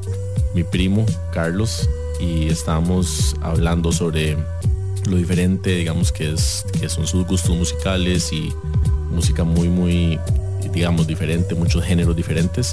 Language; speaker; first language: Spanish; native; Spanish